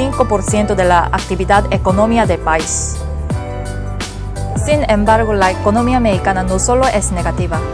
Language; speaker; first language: Spanish; non-native, fluent; Korean